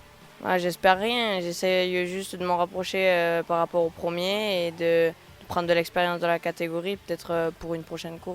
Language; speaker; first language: French; native; French